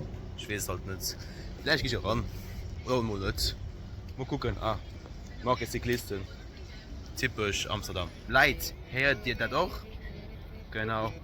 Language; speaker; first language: German; non-native, local second language; Luxembourgish